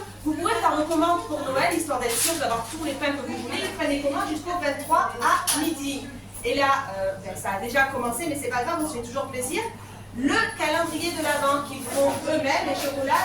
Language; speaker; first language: French; native; French